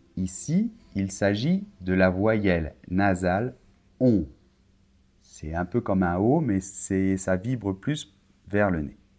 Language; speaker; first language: French; native; French